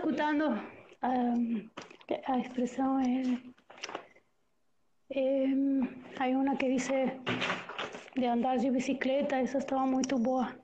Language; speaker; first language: Portuguese; non-native, learner; Spanish